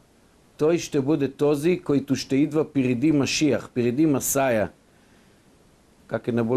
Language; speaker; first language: Bulgarian; non-native, fluent; Hebrew